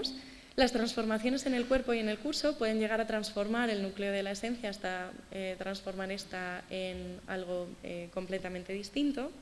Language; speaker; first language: Spanish; native; Spanish